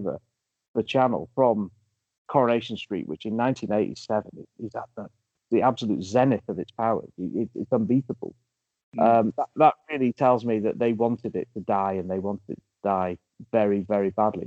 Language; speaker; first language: English; native; English